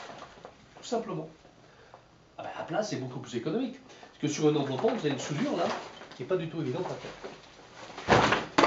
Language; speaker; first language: French; native; French